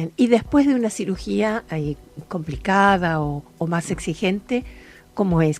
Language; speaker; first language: Spanish; native; Spanish